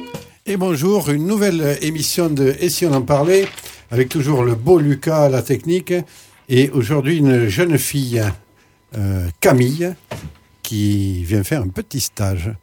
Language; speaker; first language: French; native; French